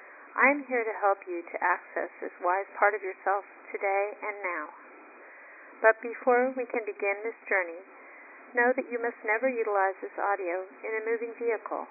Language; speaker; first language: English; native; English